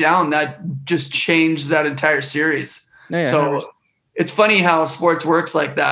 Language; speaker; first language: English; native; English